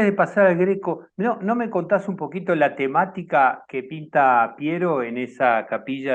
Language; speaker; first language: Spanish; native; Spanish